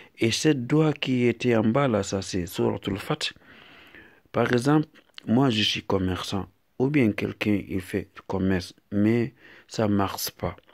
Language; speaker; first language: French; non-native, local second language; Fula